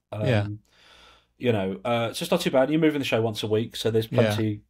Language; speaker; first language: English; native; English